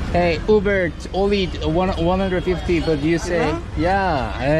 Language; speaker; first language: English; non-native, learner; Korean